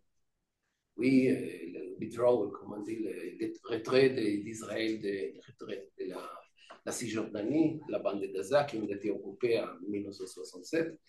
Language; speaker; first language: French; non-native, fluent; Hebrew